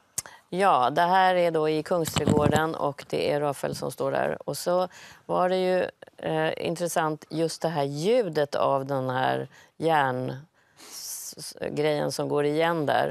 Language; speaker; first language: Swedish; native; Swedish